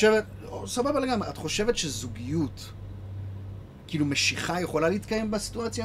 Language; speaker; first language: Hebrew; native; Hebrew